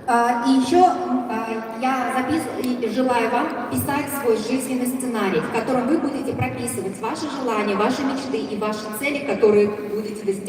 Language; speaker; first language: Russian; native; Russian